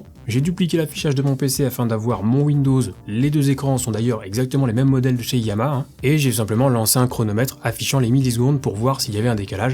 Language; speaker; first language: French; native; French